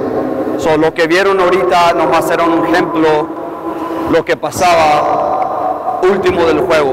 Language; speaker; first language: Spanish; early bilingual, heritage; English